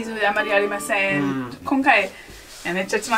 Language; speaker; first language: Japanese; non-native, learner; English